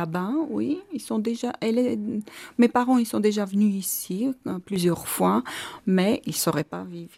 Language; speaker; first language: French; non-native, fluent; Armenian